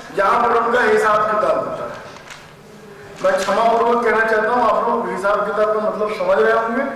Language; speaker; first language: Hindi; native; Hindi